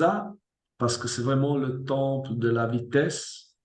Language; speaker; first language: French; non-native, fluent; Italian